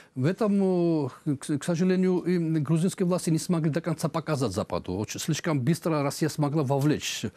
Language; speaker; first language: Russian; non-native, local second language; Georgian